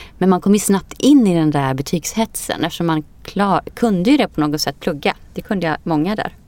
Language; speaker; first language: Swedish; early bilingual, other home language; Icelandic